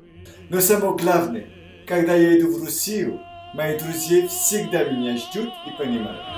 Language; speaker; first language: Russian; non-native, fluent; French